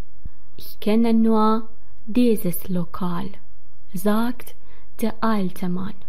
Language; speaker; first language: German; non-native, fluent; Persian